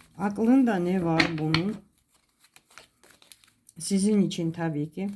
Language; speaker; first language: Turkish; non-native, fluent; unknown